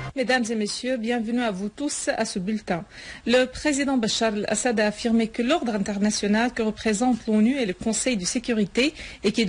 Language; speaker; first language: French; non-native, fluent; Arabic